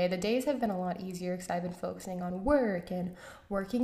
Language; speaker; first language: English; native; English